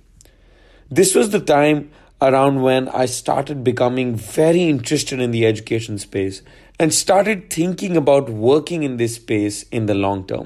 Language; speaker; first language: English; non-native, local second language; Hindi